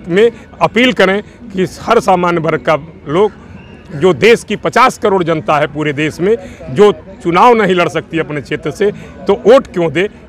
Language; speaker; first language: Hindi; native; Hindi